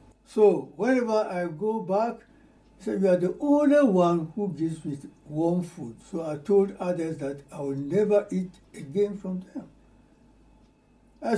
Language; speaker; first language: English; non-native, fluent; Ewe